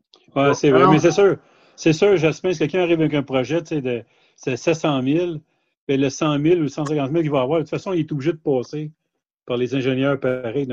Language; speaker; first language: French; native; French